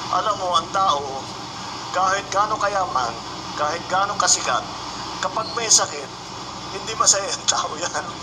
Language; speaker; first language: Filipino; native; Filipino